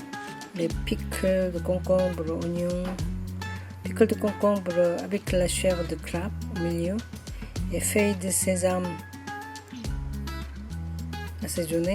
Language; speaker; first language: French; non-native, fluent; Korean